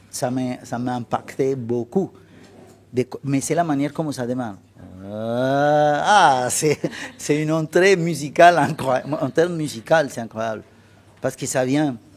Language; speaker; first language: French; non-native, fluent; Spanish